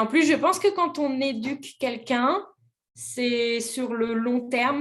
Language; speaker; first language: French; native; French